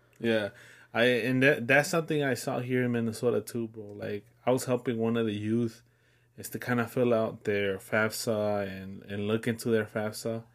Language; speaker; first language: English; early bilingual, other home language; Spanish